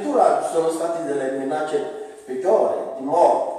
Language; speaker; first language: Italian; non-native, fluent; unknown